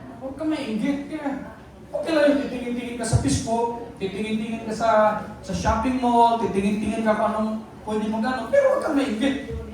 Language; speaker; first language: Filipino; non-native, local second language; Cebuano